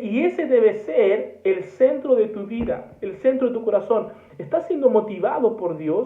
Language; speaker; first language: Spanish; native; Spanish